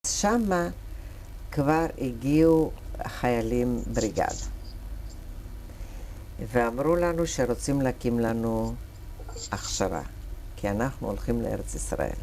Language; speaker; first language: Hebrew; early bilingual, other home language; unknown